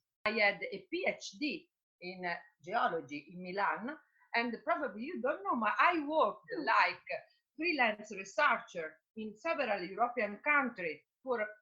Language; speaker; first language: English; non-native, fluent; Italian